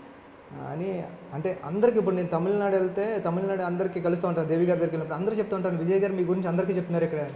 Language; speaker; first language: Telugu; native; Telugu